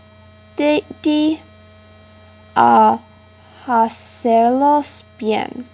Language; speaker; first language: Spanish; non-native, learner; English